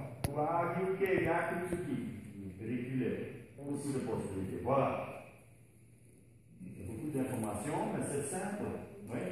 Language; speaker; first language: French; non-native, learner; Dutch